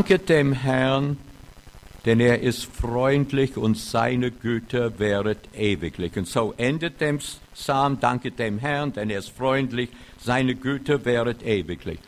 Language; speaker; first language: German; non-native, fluent; English